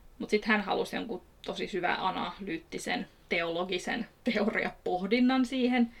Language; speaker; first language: Finnish; early bilingual, other home language; Kurdish